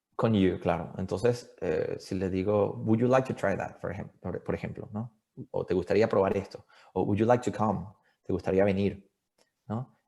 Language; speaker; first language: Spanish; native; Spanish